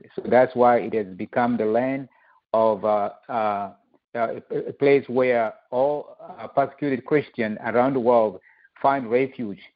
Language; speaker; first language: English; non-native, fluent; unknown